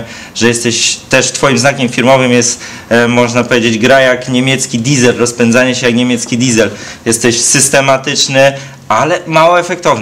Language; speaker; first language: Polish; native; Polish